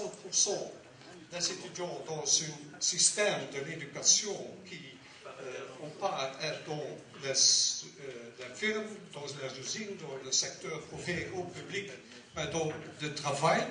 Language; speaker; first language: French; non-native, learner; Dutch